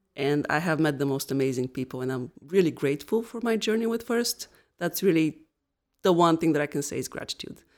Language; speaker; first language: English; non-native, fluent; Bulgarian